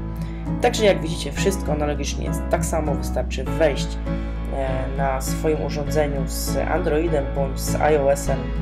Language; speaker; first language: Polish; native; Polish